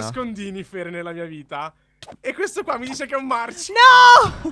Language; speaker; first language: Italian; native; Italian